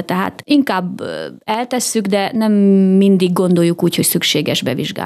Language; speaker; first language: Hungarian; native; Hungarian